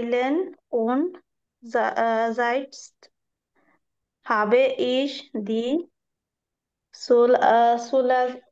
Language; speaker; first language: German; non-native, learner; Bangla